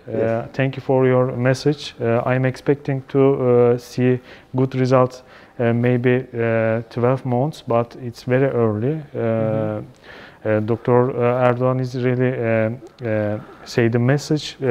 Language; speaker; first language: English; non-native, fluent; Turkish